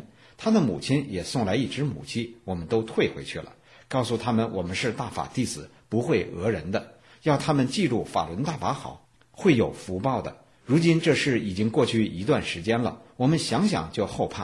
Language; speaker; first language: Chinese; native; Chinese